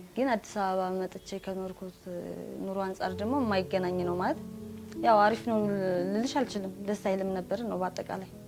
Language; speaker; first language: Amharic; native; Amharic